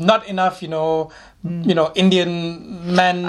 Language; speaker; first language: English; non-native, local second language; Hindi